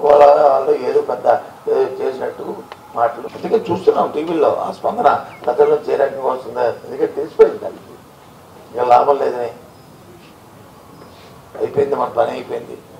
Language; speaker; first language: Telugu; native; Telugu